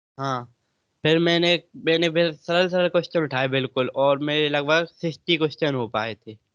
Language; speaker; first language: Hindi; native; Hindi